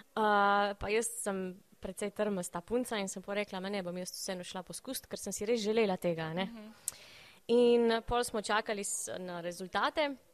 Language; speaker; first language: Slovenian; native; Slovenian